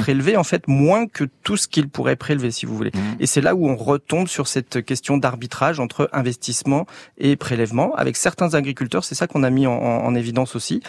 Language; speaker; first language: French; native; French